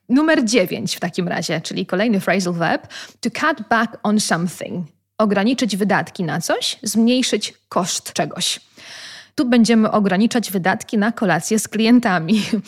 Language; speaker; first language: Polish; native; Polish